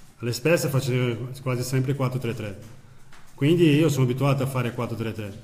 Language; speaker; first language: Italian; non-native, fluent; Portuguese